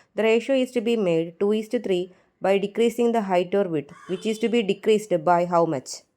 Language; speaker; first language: English; non-native, local second language; Malayalam